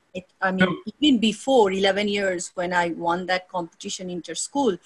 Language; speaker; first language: English; non-native, local second language; Bangla